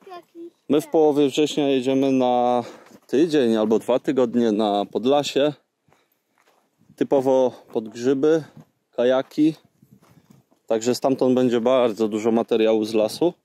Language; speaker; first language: Polish; native; Polish